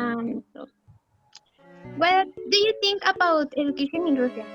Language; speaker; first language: English; non-native, learner; Spanish